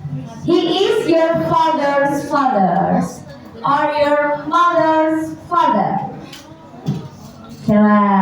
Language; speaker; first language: English; non-native, learner; Indonesian